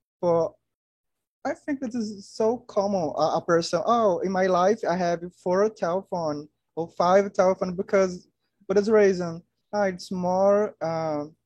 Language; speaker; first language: English; non-native, learner; Portuguese